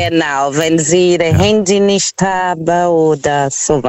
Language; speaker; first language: German; non-native, fluent; Portuguese